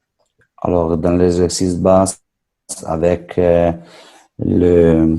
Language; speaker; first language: French; non-native, fluent; Italian